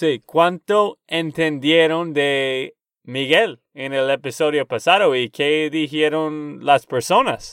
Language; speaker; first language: Spanish; non-native, learner; English